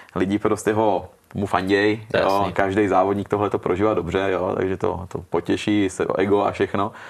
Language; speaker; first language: Czech; early bilingual, heritage; Italian